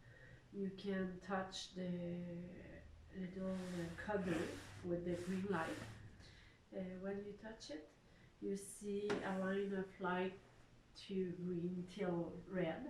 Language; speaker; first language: English; non-native, learner; French